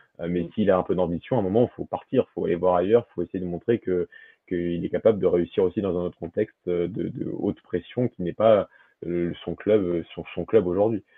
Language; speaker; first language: French; early bilingual, other home language; Portuguese